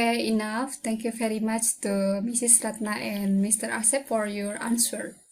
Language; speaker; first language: English; non-native, learner; Indonesian